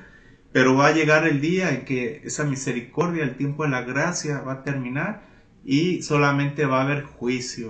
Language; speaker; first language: Spanish; native; Spanish